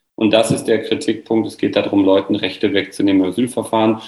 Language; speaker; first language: German; native; German